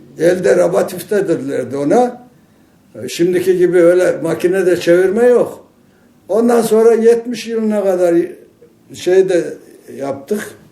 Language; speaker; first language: Turkish; native; Turkish